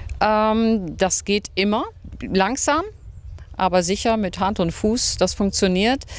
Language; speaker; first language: German; native; German